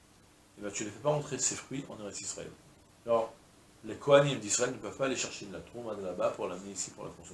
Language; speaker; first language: French; native; French